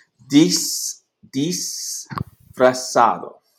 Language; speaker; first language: Spanish; non-native, learner; English